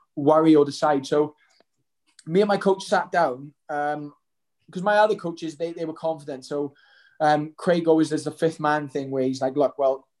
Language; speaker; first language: English; native; English